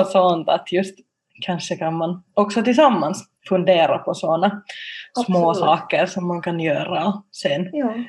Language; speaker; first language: Swedish; non-native, local second language; Finnish